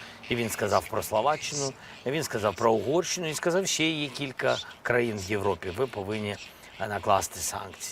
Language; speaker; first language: Ukrainian; non-native, local second language; Russian